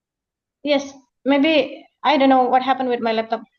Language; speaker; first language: English; non-native, learner; Indonesian